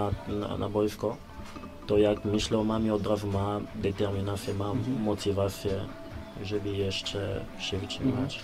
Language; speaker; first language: Polish; non-native, learner; Lingala